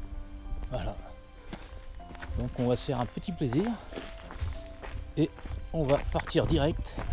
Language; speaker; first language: French; native; French